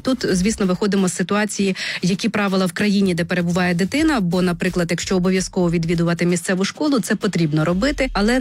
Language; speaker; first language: Ukrainian; native; Ukrainian